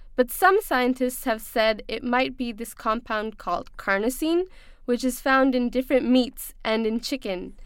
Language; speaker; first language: English; non-native, local second language; Urdu